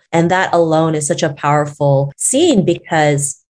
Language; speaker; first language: English; native; English